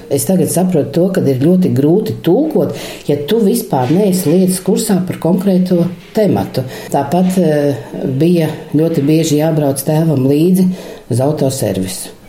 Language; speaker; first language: Latvian; non-native, local second language; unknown